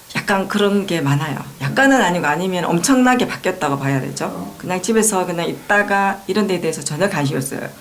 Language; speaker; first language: Korean; native; Korean